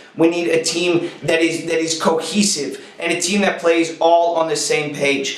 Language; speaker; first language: English; native; English